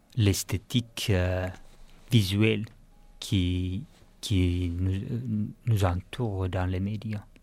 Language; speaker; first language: French; non-native, fluent; Finnish